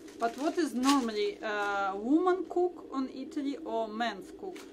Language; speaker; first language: English; non-native, learner; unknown